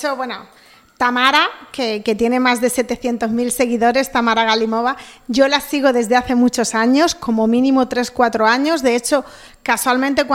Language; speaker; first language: Spanish; native; Spanish